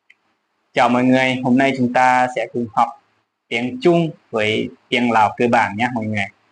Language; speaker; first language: Vietnamese; non-native, learner; Lao